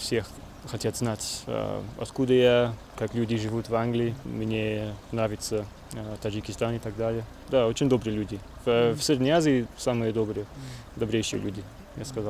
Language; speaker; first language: Russian; non-native, learner; English